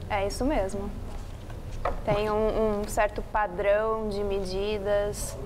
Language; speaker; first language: Portuguese; native; Portuguese